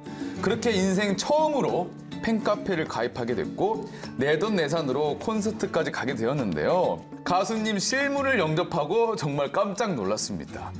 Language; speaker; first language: Korean; native; Korean